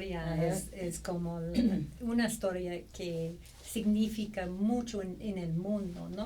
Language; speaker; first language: Spanish; non-native, fluent; English